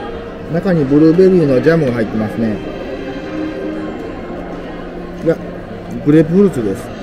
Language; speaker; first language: Japanese; native; Japanese